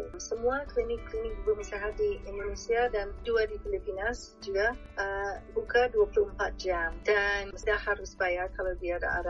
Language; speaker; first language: Indonesian; non-native, fluent; English